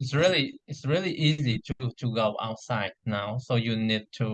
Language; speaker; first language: English; non-native, learner; Vietnamese